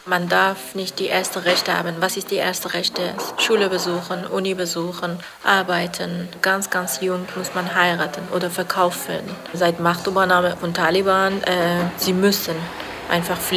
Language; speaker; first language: German; non-native, fluent; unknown